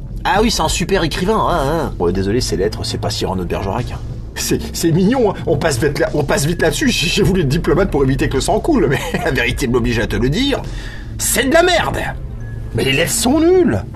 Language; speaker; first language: French; native; French